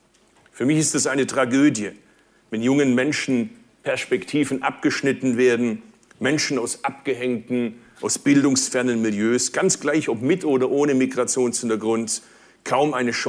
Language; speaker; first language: German; early bilingual, other home language; Turkish